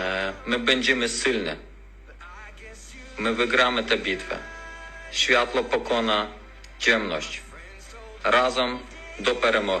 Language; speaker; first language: Polish; non-native, learner; Ukrainian